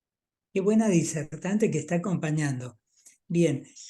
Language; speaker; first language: Spanish; native; Spanish